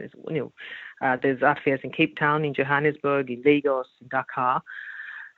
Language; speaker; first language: English; non-native, local second language; Yoruba